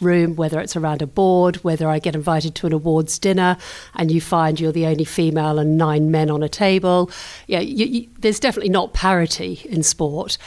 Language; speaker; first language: English; native; English